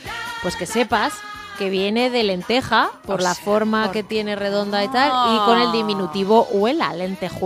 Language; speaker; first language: Spanish; native; Spanish